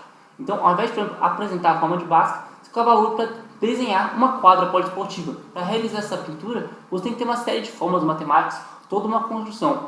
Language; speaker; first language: Portuguese; native; Portuguese